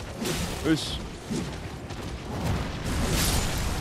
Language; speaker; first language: Japanese; native; Japanese